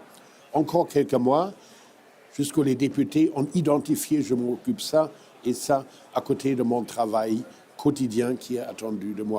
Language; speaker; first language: French; non-native, fluent; German